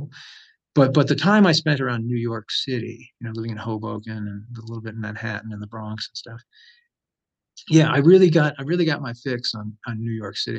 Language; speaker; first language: English; native; English